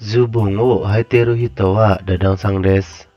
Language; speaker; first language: Japanese; non-native, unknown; Indonesian